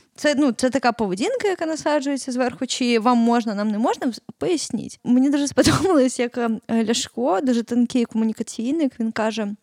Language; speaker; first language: Ukrainian; native; Ukrainian